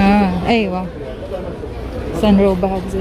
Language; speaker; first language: Arabic; non-native, learner; Filipino